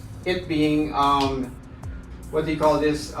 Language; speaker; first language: English; non-native, local second language; Filipino